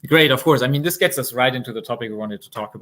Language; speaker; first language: English; non-native, fluent; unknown